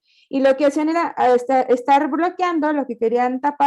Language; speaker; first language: Spanish; native; Spanish